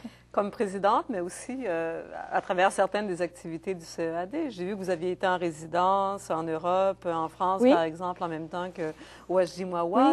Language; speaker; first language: French; native; French